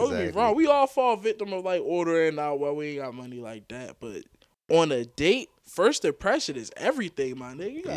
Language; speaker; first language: English; native; English